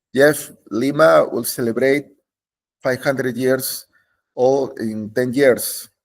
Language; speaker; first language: English; non-native, learner; Spanish